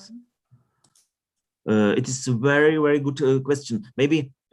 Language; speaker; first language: English; non-native, learner; Czech